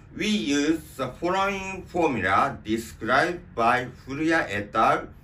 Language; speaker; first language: English; non-native, learner; Japanese